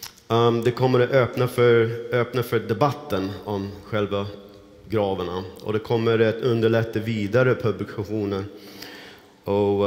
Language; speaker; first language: Swedish; non-native, fluent; English